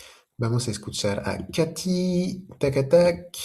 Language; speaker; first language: Spanish; non-native, fluent; French